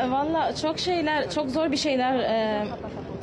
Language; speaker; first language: Turkish; early bilingual, heritage; Turkish